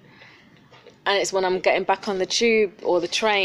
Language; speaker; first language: English; native; English